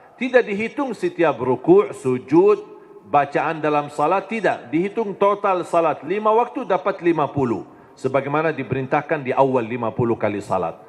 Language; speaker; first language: Indonesian; non-native, fluent; Arabic